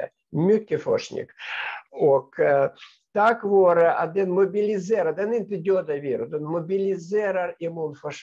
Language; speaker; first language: Swedish; non-native, fluent; Russian